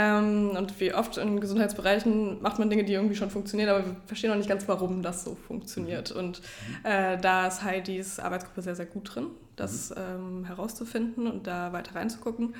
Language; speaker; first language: German; native; German